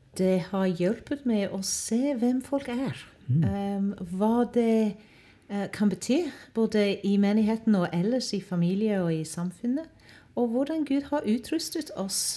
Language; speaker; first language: Norwegian; non-native, fluent; English